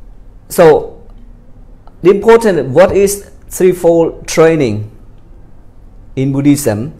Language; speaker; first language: English; non-native, fluent; Khmer